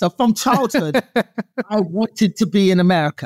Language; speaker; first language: English; native; English